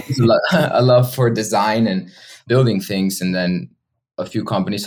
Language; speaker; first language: English; non-native, fluent; German